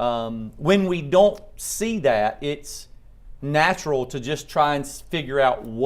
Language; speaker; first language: English; native; English